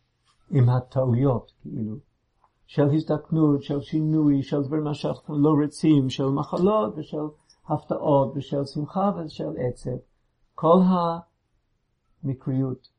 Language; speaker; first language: Hebrew; non-native, fluent; English